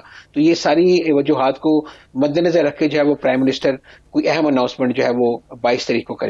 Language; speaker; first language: Urdu; native; Urdu